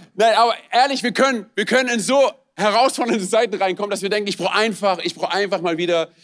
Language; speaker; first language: German; non-native, fluent; Romanian